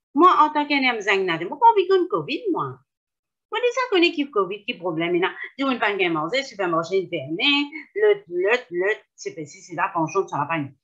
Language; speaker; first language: French; non-native, local second language; Morisyen